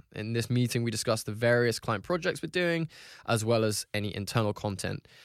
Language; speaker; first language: English; native; English